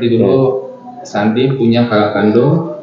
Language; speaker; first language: Indonesian; non-native, local second language; Javanese